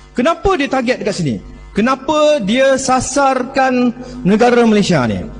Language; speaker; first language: Malay; native; Malay